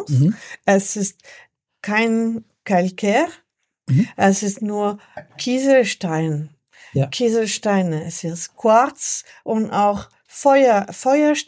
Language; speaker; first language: German; non-native, learner; French